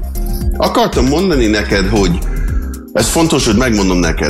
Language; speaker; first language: Hungarian; early bilingual, heritage; English